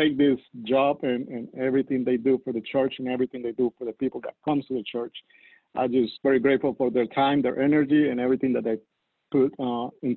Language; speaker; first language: English; non-native, fluent; Spanish